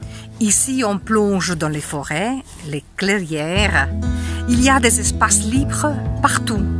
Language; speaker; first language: French; non-native, fluent; Italian